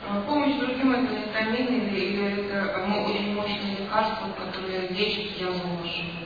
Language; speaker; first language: Russian; native; Russian